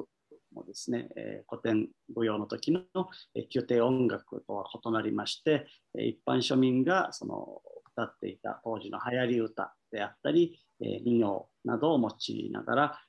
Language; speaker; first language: Japanese; native; Japanese